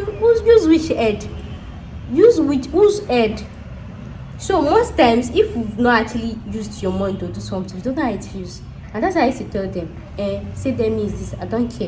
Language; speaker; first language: English; non-native, local second language; Yoruba